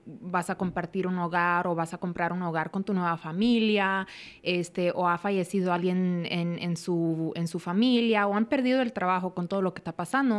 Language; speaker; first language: Spanish; early bilingual, heritage; Spanish